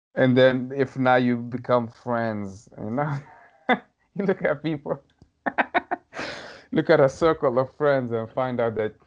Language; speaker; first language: English; non-native, local second language; Somali